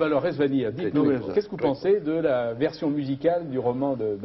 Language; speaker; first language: French; native; French